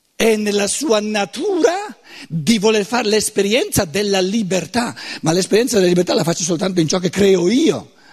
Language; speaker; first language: Italian; native; Italian